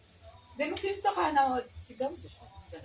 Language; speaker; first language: Japanese; non-native, learner; Filipino